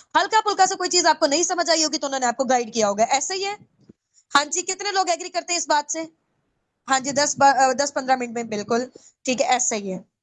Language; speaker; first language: Urdu; non-native, local second language; Punjabi